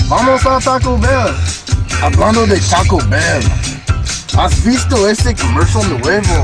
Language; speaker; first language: Spanish; non-native, learner; English